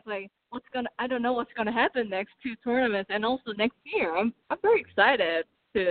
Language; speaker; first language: English; non-native, fluent; Korean